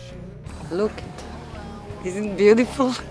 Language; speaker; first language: English; non-native, learner; Croatian